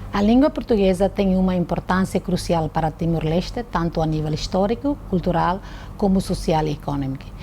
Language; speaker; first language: Portuguese; non-native, local second language; Tetum